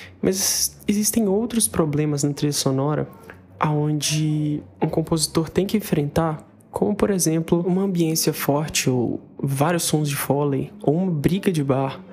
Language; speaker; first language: Portuguese; native; Portuguese